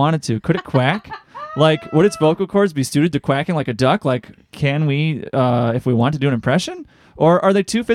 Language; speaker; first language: English; native; English